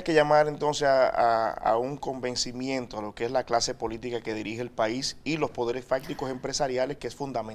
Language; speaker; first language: Spanish; native; Spanish